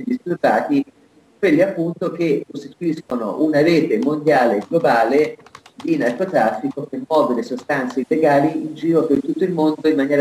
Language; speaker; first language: Italian; native; Italian